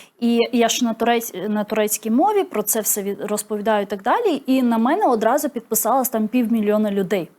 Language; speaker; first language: Ukrainian; non-native, local second language; Crimean Tatar